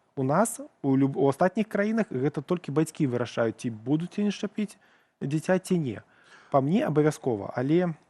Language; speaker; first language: Belarusian; non-native, local second language; Russian